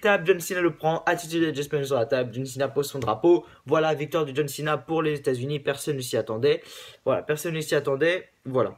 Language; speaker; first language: French; native; French